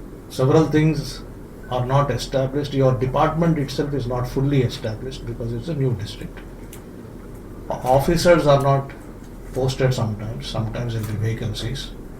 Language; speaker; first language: English; non-native, local second language; Telugu